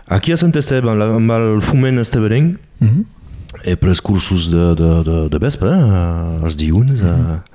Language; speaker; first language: Catalan; non-native, local second language; French